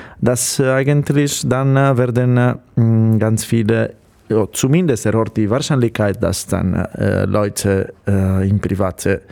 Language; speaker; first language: German; non-native, fluent; Italian